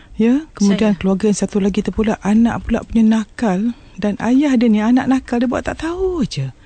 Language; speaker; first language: Malay; native; Malay